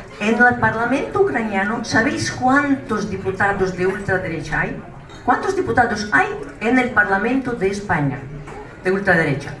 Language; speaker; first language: Spanish; non-native, fluent; Russian